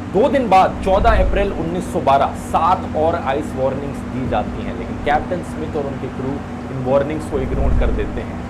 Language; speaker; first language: Hindi; native; Hindi